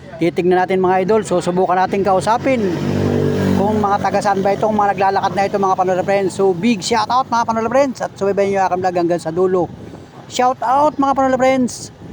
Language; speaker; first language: Filipino; native; Filipino